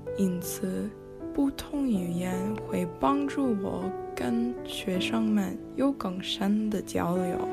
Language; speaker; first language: Chinese; non-native, learner; English